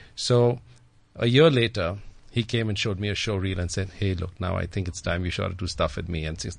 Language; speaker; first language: English; native; English